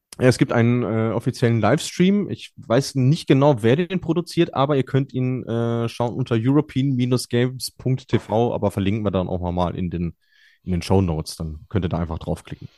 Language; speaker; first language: German; native; German